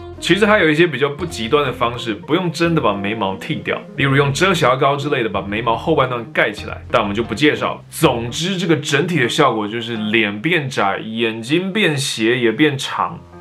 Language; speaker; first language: Chinese; native; Chinese